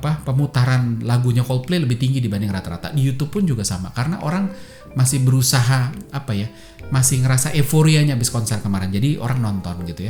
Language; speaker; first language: Indonesian; native; Indonesian